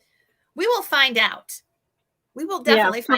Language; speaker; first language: English; native; English